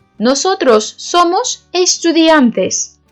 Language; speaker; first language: Spanish; non-native, learner; Turkish